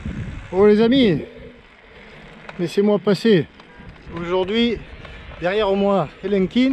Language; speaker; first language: French; native; French